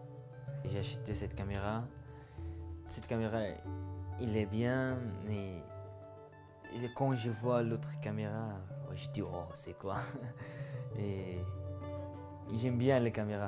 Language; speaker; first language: French; non-native, learner; Arabic